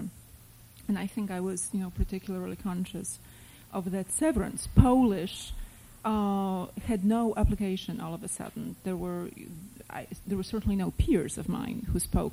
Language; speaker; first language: English; non-native, fluent; Polish